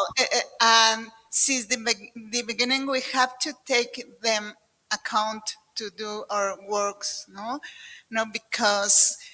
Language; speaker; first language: English; non-native, learner; Spanish